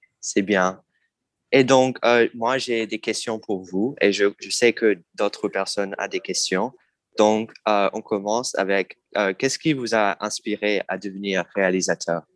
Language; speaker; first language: French; non-native, fluent; English